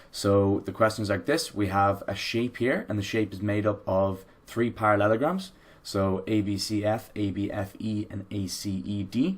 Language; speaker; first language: English; native; English